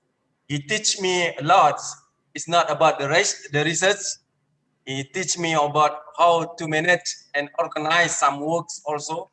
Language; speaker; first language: English; non-native, learner; Indonesian